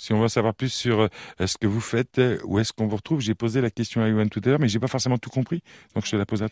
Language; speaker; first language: French; native; French